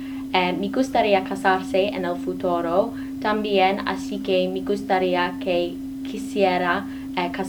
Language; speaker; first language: Spanish; non-native, learner; English